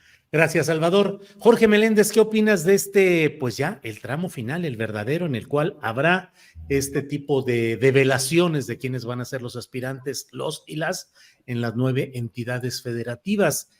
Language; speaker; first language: Spanish; native; Spanish